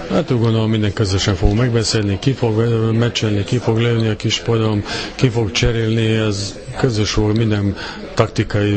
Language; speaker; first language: Hungarian; non-native, fluent; Serbian